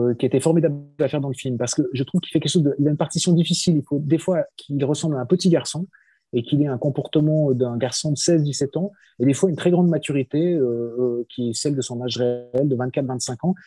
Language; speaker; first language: French; native; French